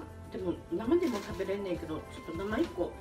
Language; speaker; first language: Japanese; native; Japanese